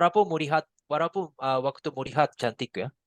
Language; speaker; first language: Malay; non-native, learner; Japanese